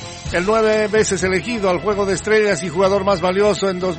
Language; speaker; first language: Spanish; native; Spanish